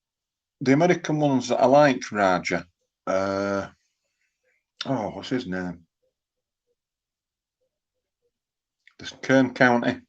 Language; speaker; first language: English; native; English